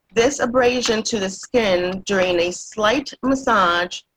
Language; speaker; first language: English; non-native, fluent; Spanish